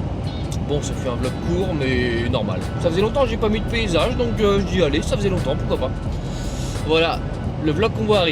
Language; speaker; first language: French; native; French